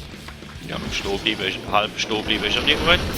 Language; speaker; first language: German; native; German